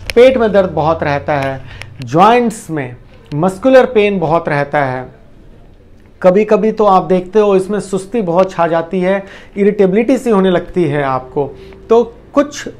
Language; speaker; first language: Hindi; native; Hindi